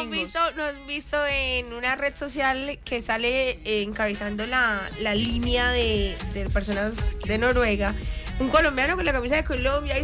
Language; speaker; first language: Spanish; native; Spanish